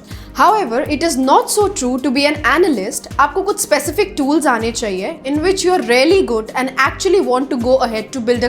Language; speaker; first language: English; non-native, local second language; Hindi